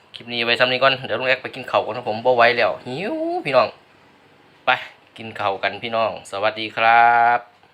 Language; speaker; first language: Thai; non-native, local second language; Northeastern Thai